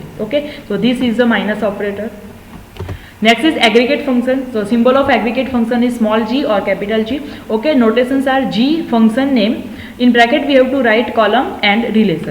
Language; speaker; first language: English; non-native, local second language; Gujarati